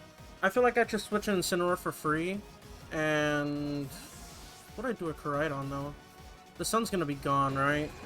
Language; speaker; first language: English; native; English